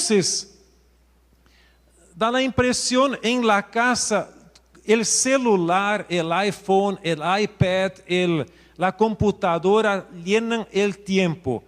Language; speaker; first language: Spanish; non-native, local second language; Portuguese